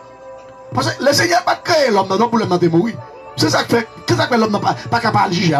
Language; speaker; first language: French; non-native, local second language; Haitian Creole